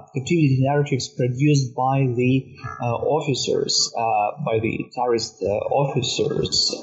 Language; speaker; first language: English; non-native, fluent; Romanian